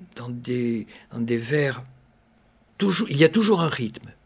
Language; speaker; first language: French; native; French